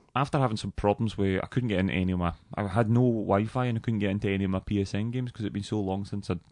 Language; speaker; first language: English; native; English